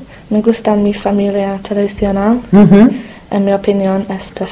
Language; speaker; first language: Spanish; non-native, learner; English